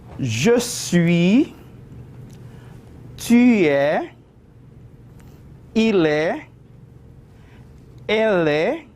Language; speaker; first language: French; non-native, fluent; Spanish